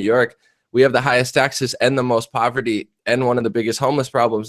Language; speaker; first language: English; native; English